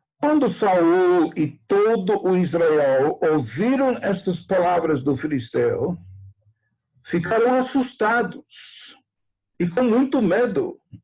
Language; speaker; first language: Portuguese; non-native, fluent; English